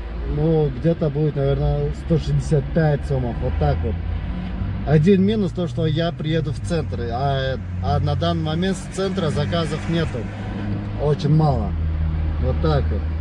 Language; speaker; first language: Russian; non-native, local second language; Kyrgyz